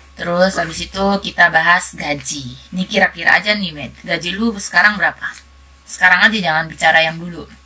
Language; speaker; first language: Indonesian; native; Indonesian